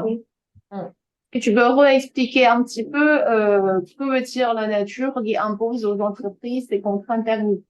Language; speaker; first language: French; non-native, fluent; Chinese